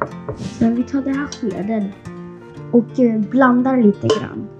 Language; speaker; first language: Swedish; non-native, learner; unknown